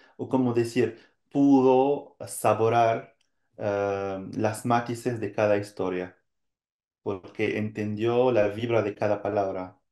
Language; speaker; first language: Spanish; non-native, fluent; French